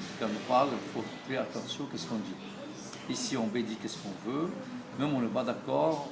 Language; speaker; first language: French; non-native, learner; Arabic